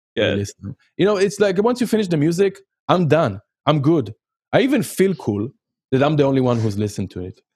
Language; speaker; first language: English; non-native, fluent; Hebrew